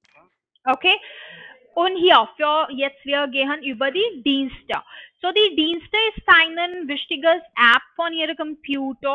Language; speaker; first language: German; non-native, learner; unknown